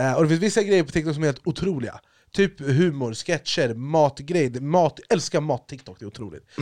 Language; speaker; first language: Swedish; early bilingual, other home language; Arabic